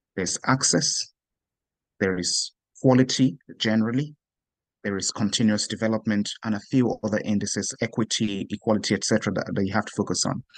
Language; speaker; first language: English; non-native, local second language; Yoruba